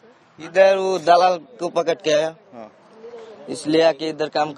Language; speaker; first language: Hindi; non-native, learner; Bangla